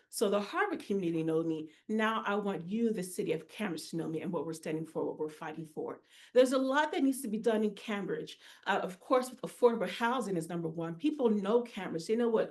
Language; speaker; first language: English; native; English